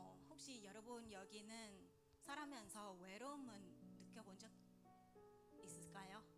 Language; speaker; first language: Korean; non-native, learner; Vietnamese